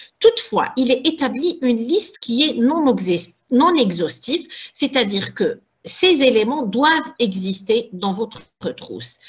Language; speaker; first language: French; non-native, local second language; Arabic